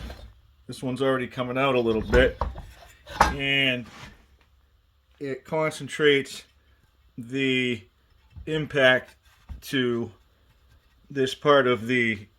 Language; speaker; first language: English; native; English